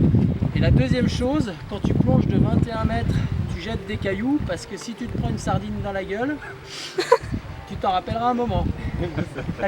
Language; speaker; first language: French; native; French